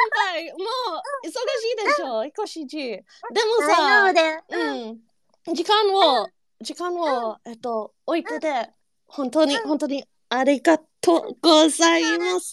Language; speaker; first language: Japanese; non-native, learner; English